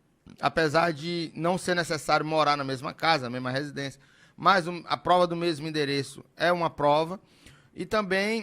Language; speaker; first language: Portuguese; native; Portuguese